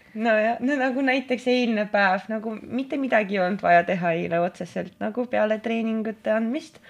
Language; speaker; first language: Estonian; non-native, local second language; Russian